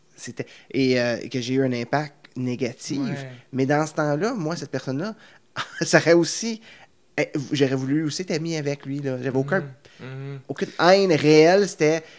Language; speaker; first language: French; native; French